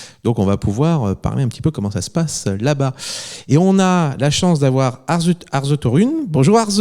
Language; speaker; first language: French; native; French